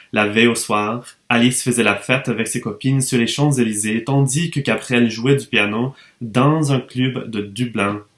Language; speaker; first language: French; non-native, fluent; English